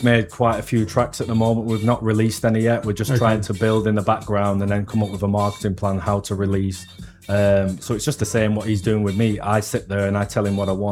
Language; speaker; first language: English; native; English